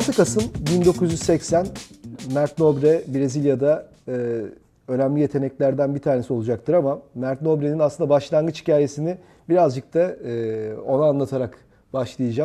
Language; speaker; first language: Turkish; native; Turkish